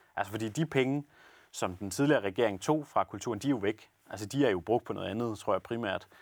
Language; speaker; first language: Danish; native; Danish